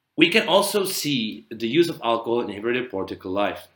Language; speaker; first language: English; non-native, fluent; Czech